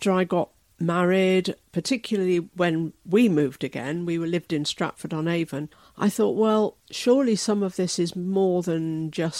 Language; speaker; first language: English; native; English